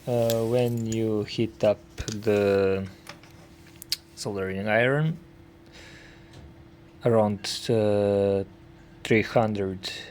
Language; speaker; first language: English; non-native, learner; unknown